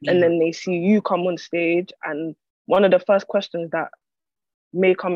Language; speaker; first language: English; native; English